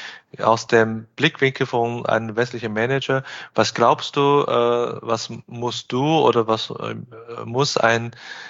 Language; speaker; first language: German; non-native, fluent; Chinese